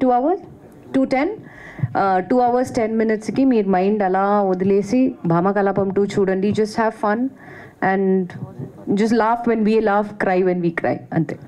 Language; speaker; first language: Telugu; non-native, fluent; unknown